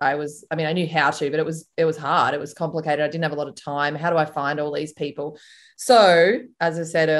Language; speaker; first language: English; native; English